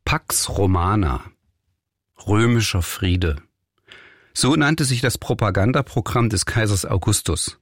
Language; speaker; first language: German; native; German